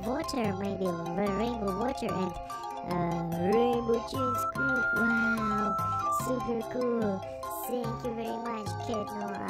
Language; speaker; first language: English; non-native, learner; Russian